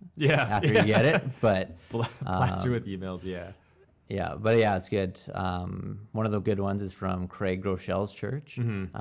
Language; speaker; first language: English; native; English